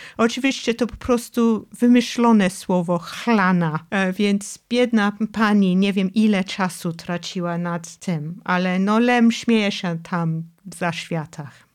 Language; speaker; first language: Polish; non-native, fluent; English